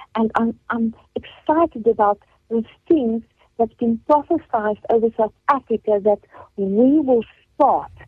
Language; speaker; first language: English; non-native, local second language; Afrikaans